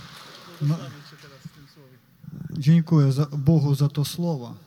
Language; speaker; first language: Polish; non-native, learner; Ukrainian